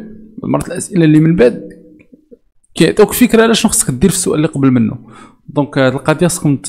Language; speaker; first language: Arabic; native; Arabic